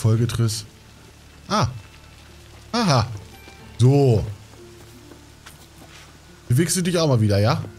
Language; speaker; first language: German; native; German